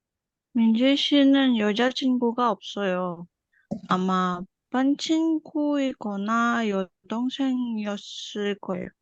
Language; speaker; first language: Korean; non-native, learner; Indonesian